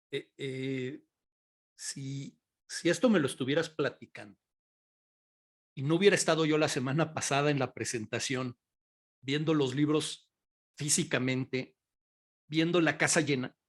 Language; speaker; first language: Spanish; native; Spanish